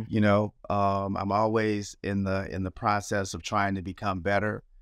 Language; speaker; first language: English; native; English